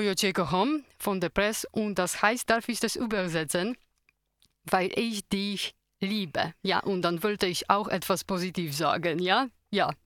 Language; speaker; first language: German; non-native, fluent; Polish